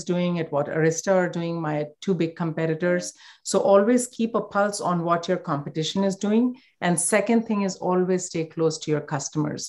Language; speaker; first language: English; non-native, local second language; Hindi